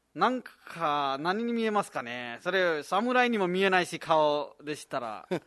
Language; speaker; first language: Japanese; non-native, fluent; Nepali